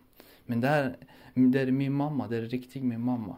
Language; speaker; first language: Swedish; non-native, learner; Persian